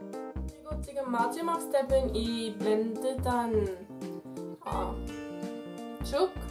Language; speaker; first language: Korean; non-native, fluent; Dutch